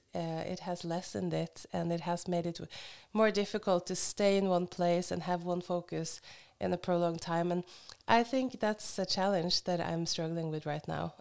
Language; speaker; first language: English; non-native, fluent; Norwegian